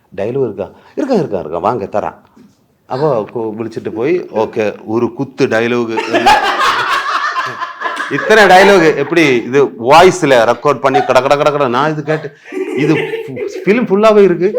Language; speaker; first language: Tamil; non-native, learner; Malayalam